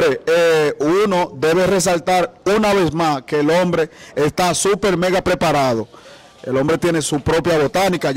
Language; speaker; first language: Spanish; native; Spanish